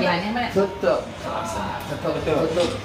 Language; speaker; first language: Indonesian; non-native, fluent; English